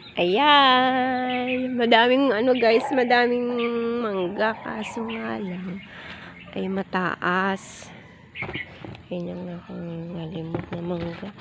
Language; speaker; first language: Filipino; non-native, local second language; Cebuano